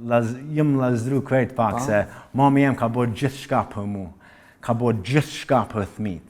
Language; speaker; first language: Albanian; early bilingual, heritage; English